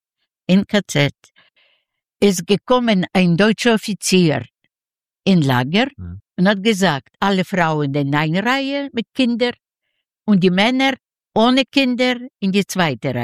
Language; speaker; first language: German; non-native, learner; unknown